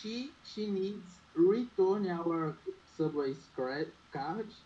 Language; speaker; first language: English; non-native, learner; Portuguese